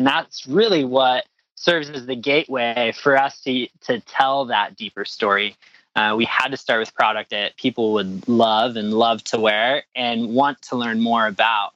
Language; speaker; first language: English; native; English